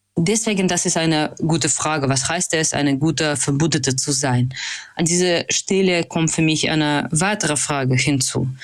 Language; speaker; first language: German; non-native, fluent; Russian